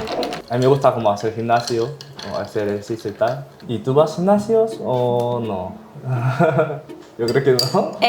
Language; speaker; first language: Spanish; non-native, learner; Korean